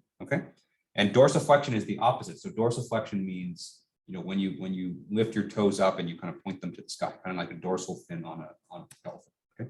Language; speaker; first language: English; native; English